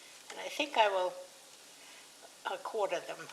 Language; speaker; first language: English; native; English